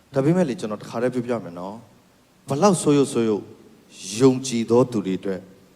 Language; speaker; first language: Burmese; non-native, local second language; Kachin